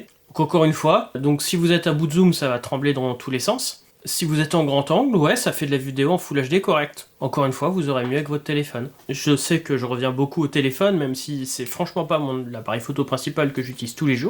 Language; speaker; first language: French; native; French